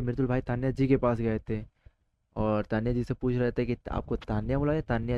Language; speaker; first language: Hindi; native; Hindi